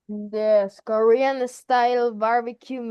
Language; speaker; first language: English; non-native, learner; Spanish